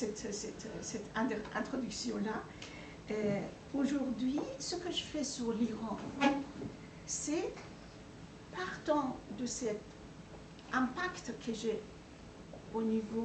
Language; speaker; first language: French; non-native, fluent; Persian